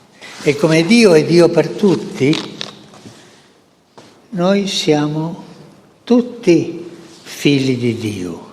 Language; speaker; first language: Italian; non-native, fluent; Spanish